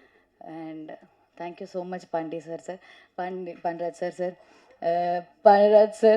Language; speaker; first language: Tamil; non-native, fluent; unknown